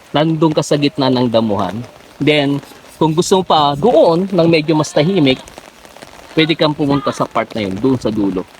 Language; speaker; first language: Filipino; native; Filipino